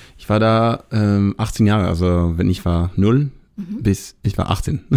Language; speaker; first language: German; non-native, learner; Hebrew